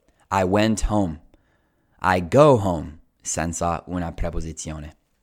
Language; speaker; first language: Italian; non-native, fluent; English